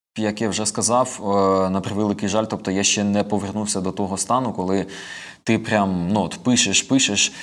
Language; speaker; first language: Ukrainian; non-native, local second language; Russian